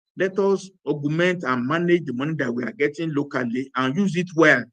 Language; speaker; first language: English; non-native, local second language; Yoruba